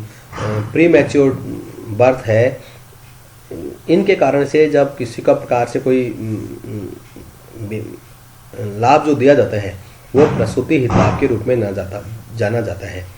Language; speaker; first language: Hindi; native; Hindi